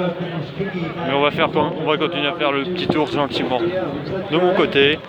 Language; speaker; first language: French; native; French